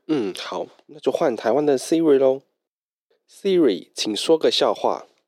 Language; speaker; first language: Chinese; native; Chinese